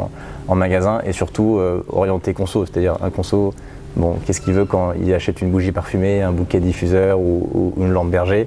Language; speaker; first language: French; native; French